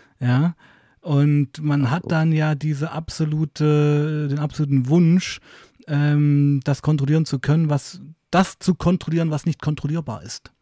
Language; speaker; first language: German; native; German